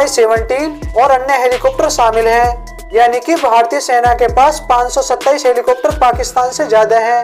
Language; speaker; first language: Hindi; native; Hindi